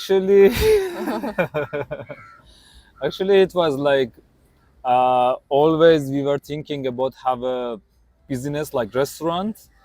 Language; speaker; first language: English; non-native, learner; Persian